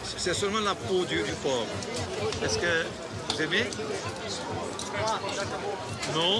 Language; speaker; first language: French; non-native, fluent; Portuguese